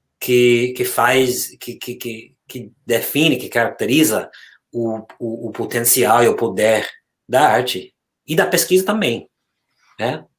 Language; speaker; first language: Portuguese; non-native, fluent; English